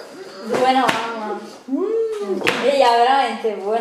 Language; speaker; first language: Italian; native; Italian